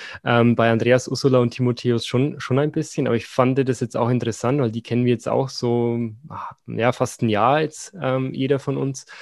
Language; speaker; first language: German; native; German